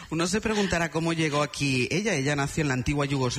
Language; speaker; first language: Spanish; native; Spanish